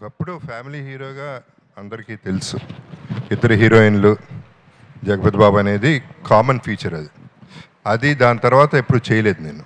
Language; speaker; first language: Telugu; native; Telugu